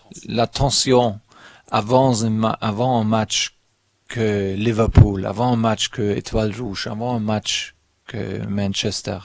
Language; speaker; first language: French; non-native, learner; German